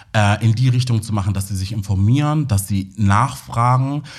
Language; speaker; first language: German; native; German